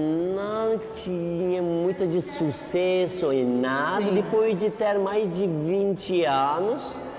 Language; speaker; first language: Portuguese; non-native, learner; Turkish